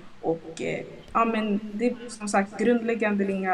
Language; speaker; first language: Swedish; early bilingual, other home language; Lingala